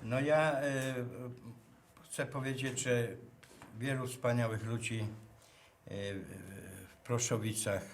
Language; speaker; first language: Polish; native; Polish